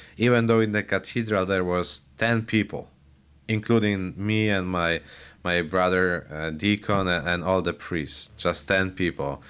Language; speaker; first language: English; non-native, fluent; Polish